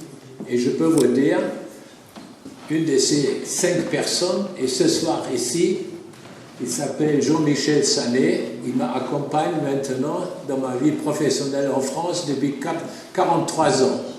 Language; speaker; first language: French; non-native, fluent; German